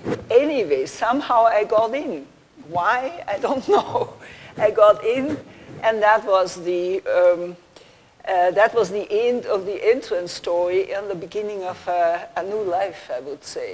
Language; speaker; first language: English; non-native, fluent; German